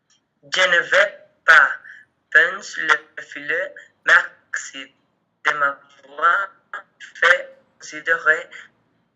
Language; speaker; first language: French; non-native, learner; Spanish